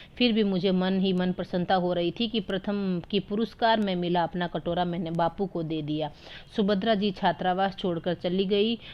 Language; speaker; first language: Hindi; native; Hindi